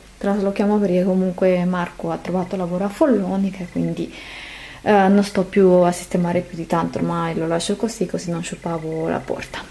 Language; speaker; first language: Italian; non-native, fluent; Spanish